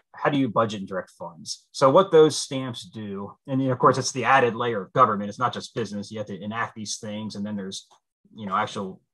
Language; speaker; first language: English; native; English